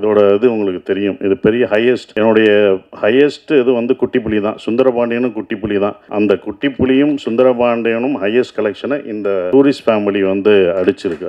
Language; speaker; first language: Tamil; native; Tamil